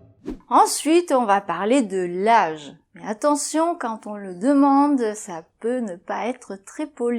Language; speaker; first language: French; native; French